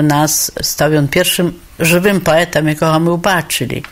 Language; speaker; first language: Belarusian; non-native, local second language; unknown